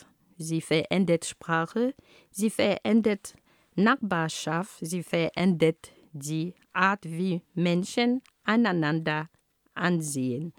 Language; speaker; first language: German; non-native, fluent; Ghomala